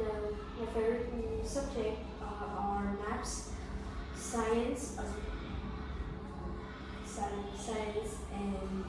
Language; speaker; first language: English; non-native, learner; Vietnamese